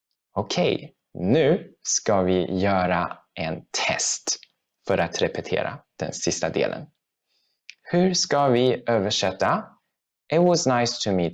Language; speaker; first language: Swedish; non-native, fluent; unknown